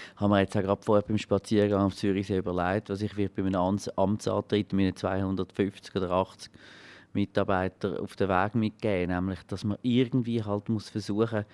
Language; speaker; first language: German; native; German